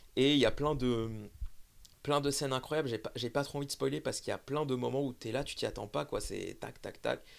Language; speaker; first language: French; native; French